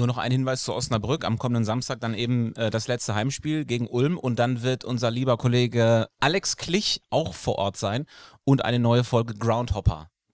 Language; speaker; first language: German; native; German